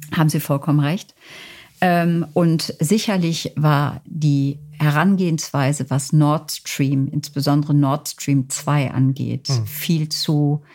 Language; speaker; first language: German; native; German